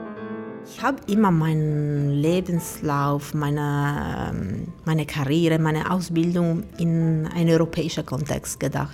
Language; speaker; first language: German; non-native, fluent; Italian